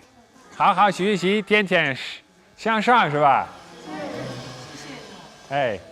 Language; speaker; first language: Chinese; non-native, fluent; Dutch